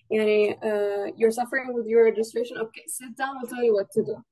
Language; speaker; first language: English; non-native, fluent; Arabic